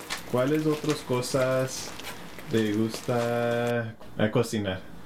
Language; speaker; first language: Spanish; early bilingual, other home language; English